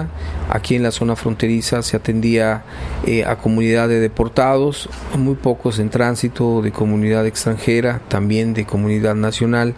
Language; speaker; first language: Spanish; native; Spanish